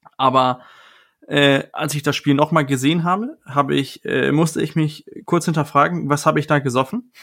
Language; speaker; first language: German; non-native, fluent; Danish